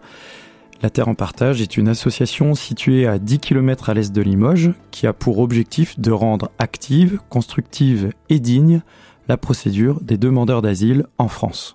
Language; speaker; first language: French; native; French